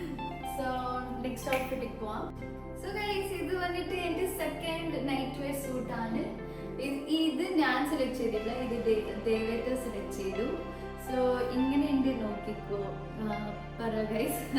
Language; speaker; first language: Malayalam; non-native, local second language; Kannada